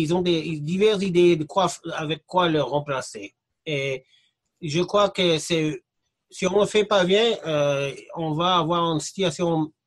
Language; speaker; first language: French; non-native, fluent; English